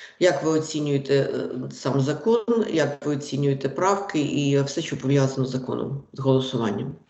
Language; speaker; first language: Ukrainian; non-native, local second language; Russian